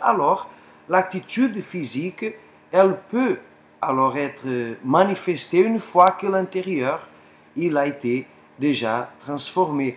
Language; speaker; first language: French; non-native, fluent; Portuguese